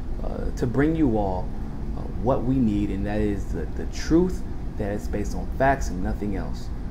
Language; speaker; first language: English; native; English